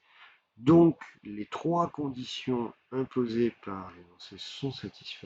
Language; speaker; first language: French; native; French